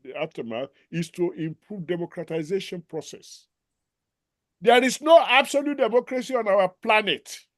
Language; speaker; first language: English; non-native, local second language; Yoruba